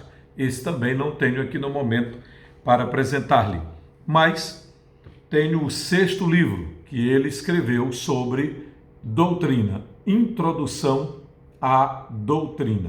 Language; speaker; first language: Portuguese; native; Portuguese